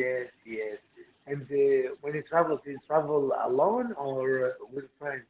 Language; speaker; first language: English; non-native, learner; Arabic